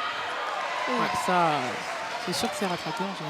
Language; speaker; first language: French; native; French